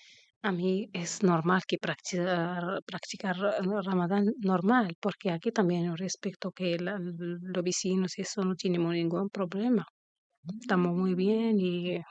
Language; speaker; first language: Spanish; non-native, learner; Arabic